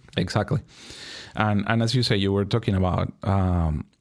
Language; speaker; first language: English; non-native, fluent; Spanish